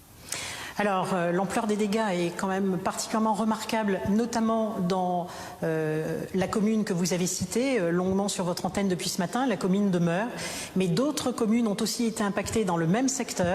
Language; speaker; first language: French; native; French